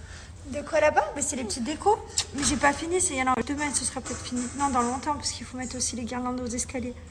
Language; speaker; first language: French; native; French